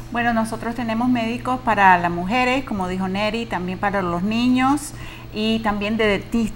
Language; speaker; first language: Spanish; early bilingual, heritage; Spanish